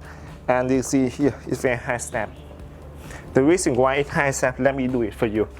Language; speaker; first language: English; non-native, fluent; Vietnamese